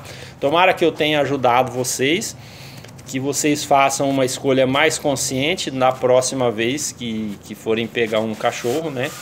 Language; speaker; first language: Portuguese; native; Portuguese